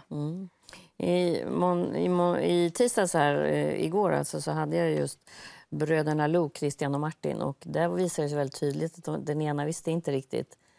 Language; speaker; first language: Swedish; native; Swedish